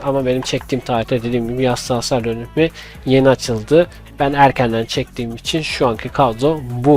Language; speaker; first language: Turkish; native; Turkish